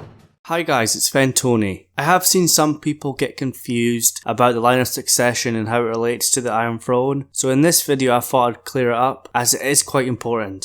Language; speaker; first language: English; native; English